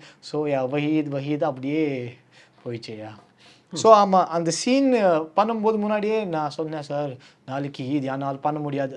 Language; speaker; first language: Tamil; non-native, learner; Kashmiri